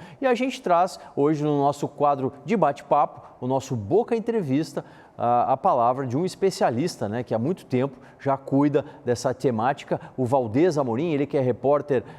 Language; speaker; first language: Portuguese; native; Portuguese